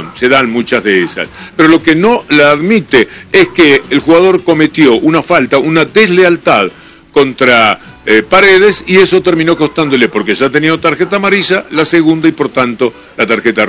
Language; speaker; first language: Spanish; native; Spanish